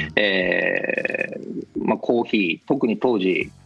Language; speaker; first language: Japanese; native; Japanese